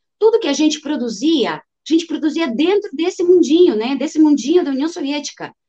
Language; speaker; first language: Portuguese; non-native, fluent; Russian